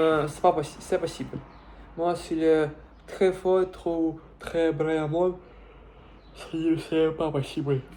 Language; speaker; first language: French; non-native, learner; Russian